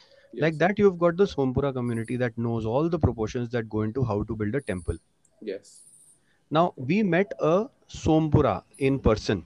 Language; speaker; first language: English; non-native, local second language; Punjabi